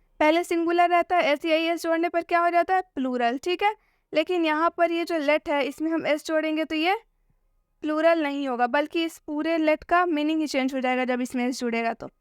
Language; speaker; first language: Hindi; native; Hindi